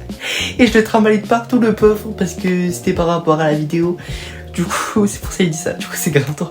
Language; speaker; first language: French; native; French